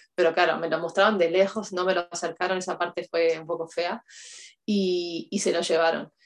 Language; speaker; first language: Spanish; native; Spanish